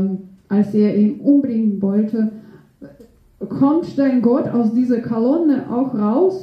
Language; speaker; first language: German; non-native, fluent; Russian